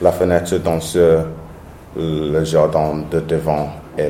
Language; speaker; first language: French; non-native, learner; English